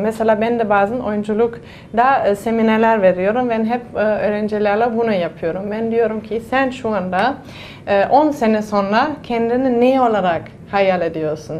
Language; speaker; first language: Turkish; non-native, fluent; German